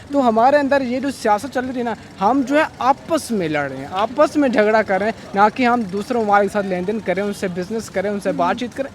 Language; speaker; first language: Urdu; non-native, local second language; Punjabi